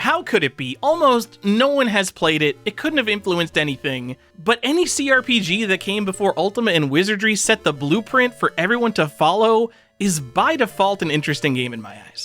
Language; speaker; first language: English; native; English